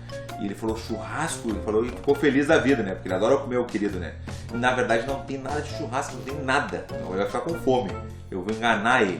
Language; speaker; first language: Portuguese; native; Portuguese